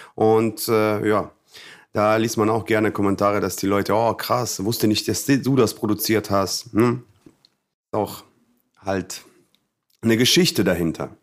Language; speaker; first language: German; non-native, fluent; Russian